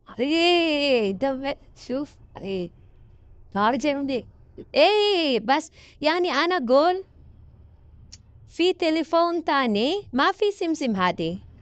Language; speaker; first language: Arabic; non-native, learner; Filipino